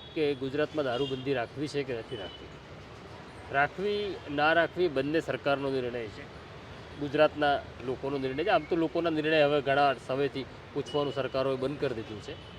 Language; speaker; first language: Gujarati; non-native, local second language; Marathi